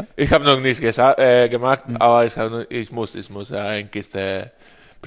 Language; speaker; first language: German; non-native, learner; Spanish